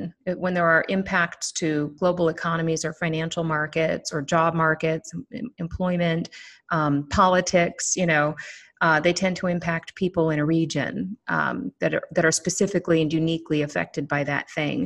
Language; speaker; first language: English; native; English